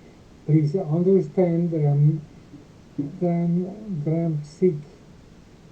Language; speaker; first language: English; non-native, learner; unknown